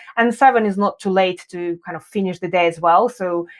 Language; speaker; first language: English; non-native, fluent; Russian